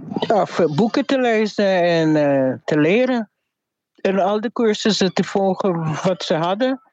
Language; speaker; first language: Dutch; non-native, fluent; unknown